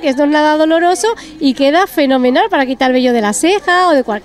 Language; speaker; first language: Spanish; native; Spanish